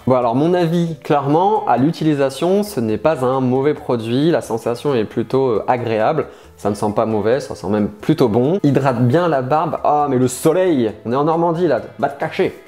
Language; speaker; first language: French; native; French